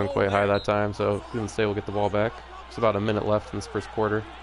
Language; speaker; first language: English; native; English